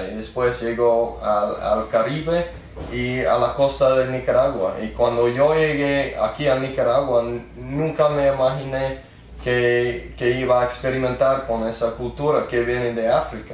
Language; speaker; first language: Spanish; early bilingual, heritage; English